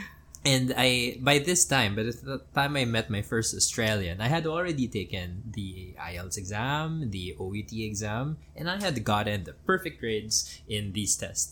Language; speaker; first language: English; non-native, local second language; Filipino